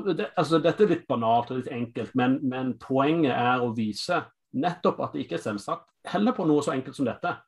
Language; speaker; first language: Norwegian; non-native, fluent; English